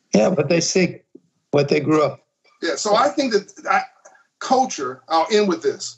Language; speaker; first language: English; native; English